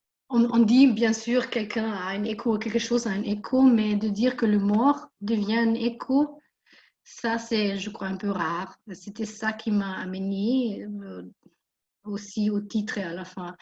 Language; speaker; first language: French; non-native, fluent; German